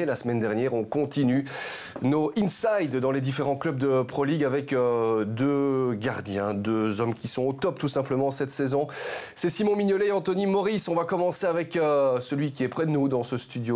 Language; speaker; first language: French; native; French